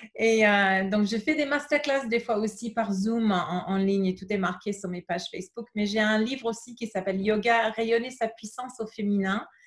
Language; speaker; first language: French; non-native, fluent; English